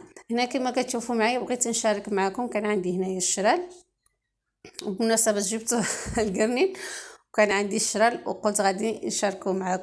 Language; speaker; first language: Arabic; native; Arabic